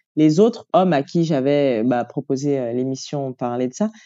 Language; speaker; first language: French; native; French